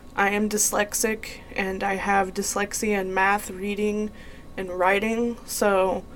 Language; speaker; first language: English; native; English